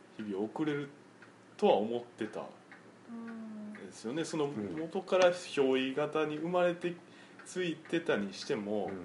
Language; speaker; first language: Japanese; native; Japanese